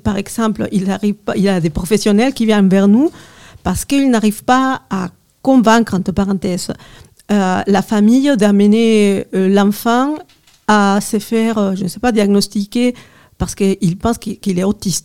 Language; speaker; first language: French; non-native, fluent; Spanish